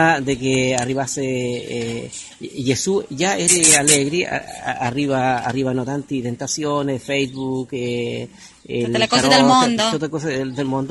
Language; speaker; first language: Italian; non-native, fluent; Spanish